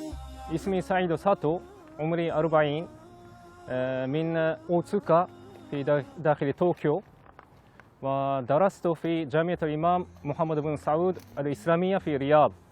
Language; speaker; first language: Arabic; non-native, fluent; Japanese